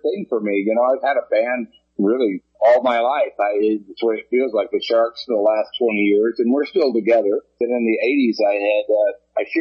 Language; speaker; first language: English; native; English